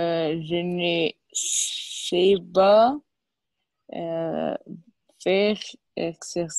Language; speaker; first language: French; non-native, learner; Arabic